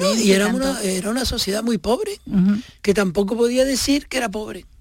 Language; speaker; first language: Spanish; native; Spanish